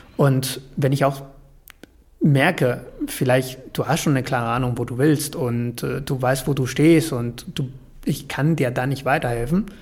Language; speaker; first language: German; non-native, fluent; Spanish